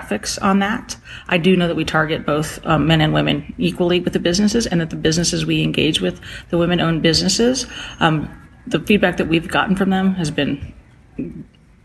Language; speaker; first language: English; native; English